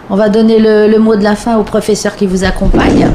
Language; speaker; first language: French; native; French